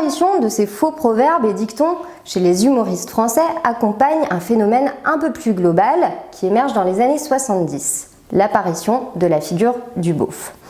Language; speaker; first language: French; native; French